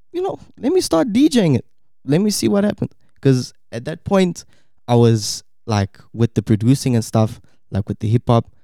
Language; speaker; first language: English; native; English